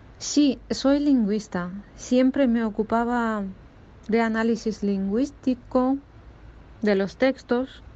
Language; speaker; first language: Spanish; non-native, fluent; Russian